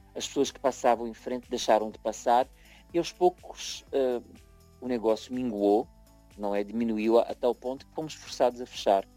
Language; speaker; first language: Portuguese; early bilingual, heritage; Portuguese